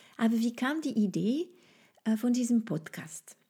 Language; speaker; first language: German; non-native, fluent; French